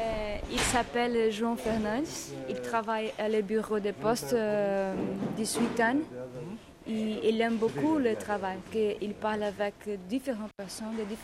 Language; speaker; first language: French; non-native, learner; Portuguese